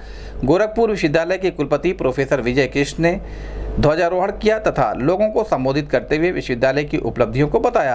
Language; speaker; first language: Hindi; native; Hindi